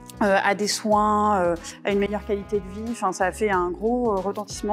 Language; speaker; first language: French; native; French